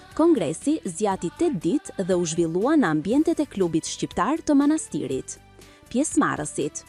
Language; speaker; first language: Albanian; native; Albanian